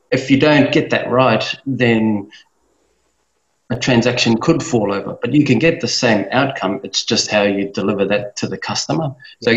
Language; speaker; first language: English; native; English